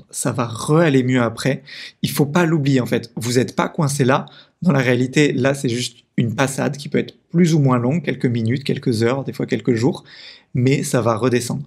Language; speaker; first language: French; native; French